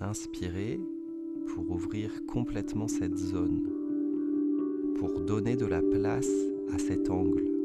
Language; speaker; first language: French; native; French